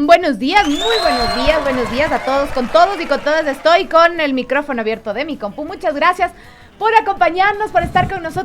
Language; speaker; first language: Spanish; native; Spanish